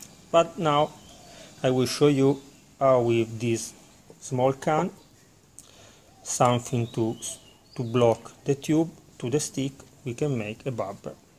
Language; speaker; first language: English; non-native, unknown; Italian